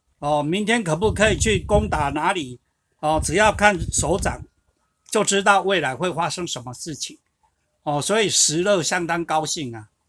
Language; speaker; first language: Chinese; native; Chinese